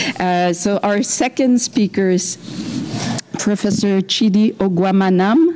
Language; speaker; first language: English; non-native, local second language; French